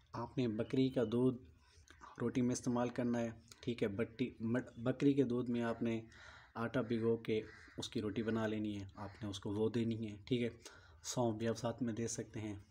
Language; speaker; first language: Urdu; non-native, local second language; Punjabi